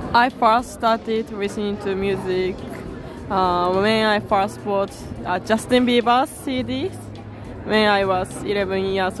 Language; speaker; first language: English; non-native, learner; Japanese